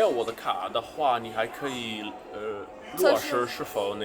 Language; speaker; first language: Chinese; non-native, fluent; English